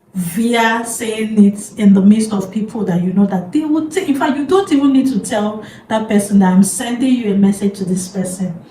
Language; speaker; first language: English; non-native, local second language; Yoruba